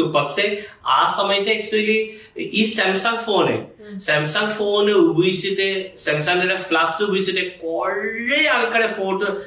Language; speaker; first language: Malayalam; non-native, fluent; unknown